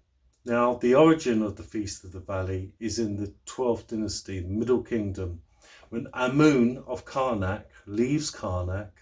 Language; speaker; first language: English; native; English